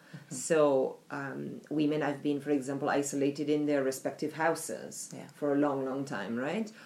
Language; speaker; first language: English; non-native, fluent; French